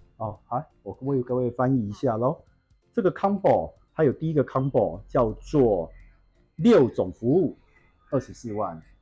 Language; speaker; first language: Chinese; native; Chinese